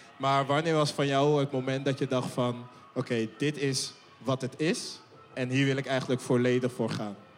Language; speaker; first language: Dutch; early bilingual, other home language; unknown